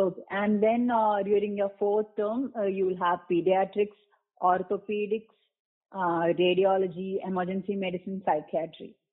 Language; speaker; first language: English; non-native, local second language; Malayalam